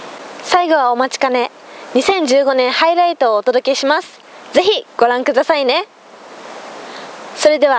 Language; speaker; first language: Japanese; native; Japanese